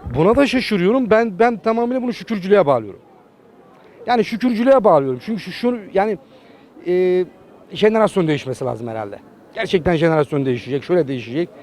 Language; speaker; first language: Turkish; early bilingual, heritage; Turkish